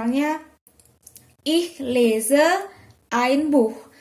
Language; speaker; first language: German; non-native, fluent; Indonesian